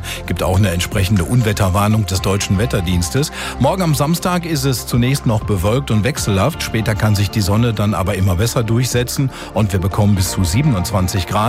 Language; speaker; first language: German; native; German